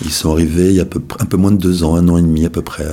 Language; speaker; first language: French; native; French